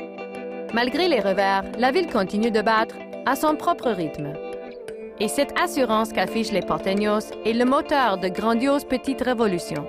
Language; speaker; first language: French; native; French